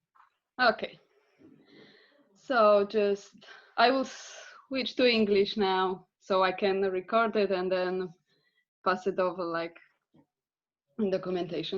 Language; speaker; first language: English; non-native, fluent; Polish